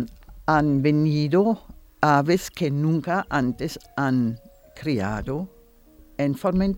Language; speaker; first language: Spanish; non-native, learner; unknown